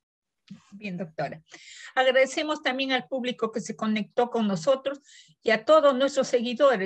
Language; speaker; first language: Spanish; native; Spanish